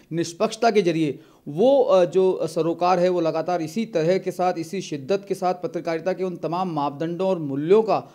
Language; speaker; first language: Hindi; native; Hindi